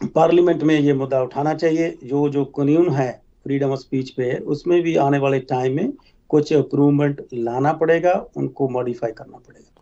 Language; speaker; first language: Hindi; native; Hindi